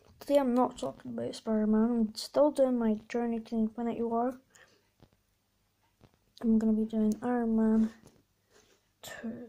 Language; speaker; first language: English; native; English